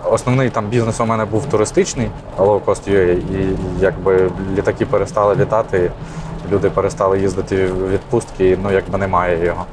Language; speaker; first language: Ukrainian; native; Ukrainian